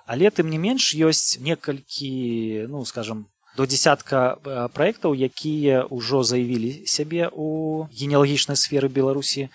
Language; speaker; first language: Belarusian; native; Belarusian